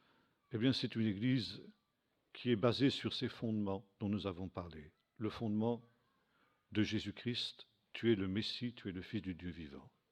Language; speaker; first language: French; native; French